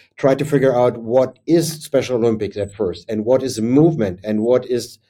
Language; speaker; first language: English; non-native, fluent; German